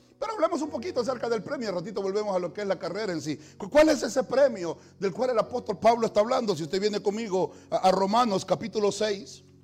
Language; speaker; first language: Spanish; native; Spanish